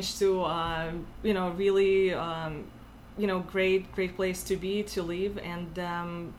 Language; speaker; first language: English; non-native, fluent; Russian